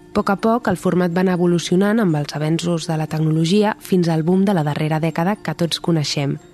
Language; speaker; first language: Catalan; native; Catalan